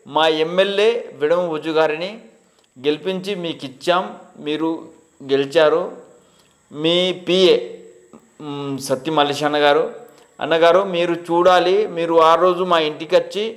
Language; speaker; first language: Telugu; non-native, local second language; Gondi